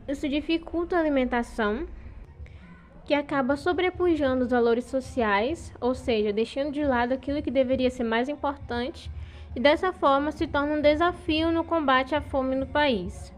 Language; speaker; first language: Portuguese; native; Portuguese